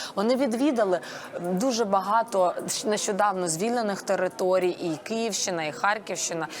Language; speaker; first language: Ukrainian; native; Ukrainian